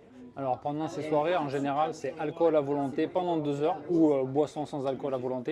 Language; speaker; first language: French; native; French